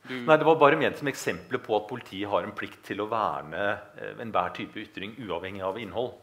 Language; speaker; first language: Norwegian; native; Norwegian